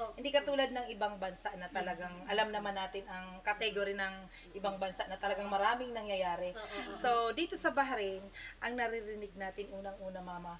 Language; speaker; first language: Filipino; non-native, local second language; Bikol